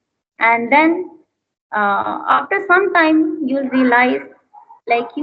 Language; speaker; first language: English; non-native, learner; Hindi